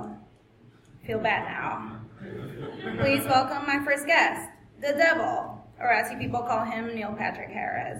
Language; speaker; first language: English; non-native, fluent; Spanish